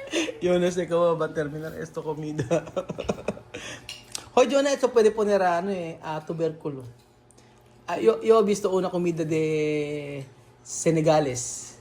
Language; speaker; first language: Spanish; non-native, learner; Filipino